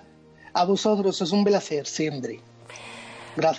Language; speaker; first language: Spanish; non-native, fluent; Arabic